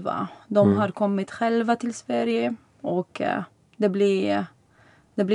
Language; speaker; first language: Swedish; non-native, fluent; Arabic